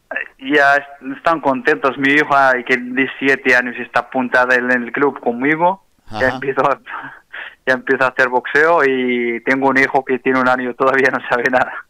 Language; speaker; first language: Spanish; non-native, fluent; Arabic